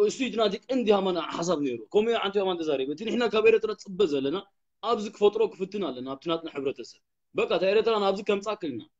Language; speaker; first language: Tigrinya; early bilingual, heritage; Tigrinya